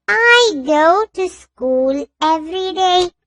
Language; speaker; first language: English; non-native, learner; Urdu